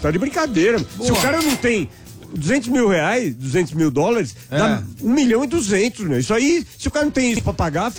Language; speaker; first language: Portuguese; native; Portuguese